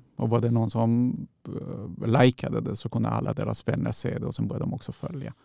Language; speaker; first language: Swedish; non-native, fluent; Persian